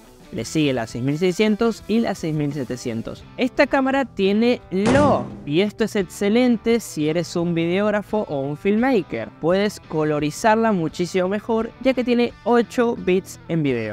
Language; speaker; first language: Spanish; native; Spanish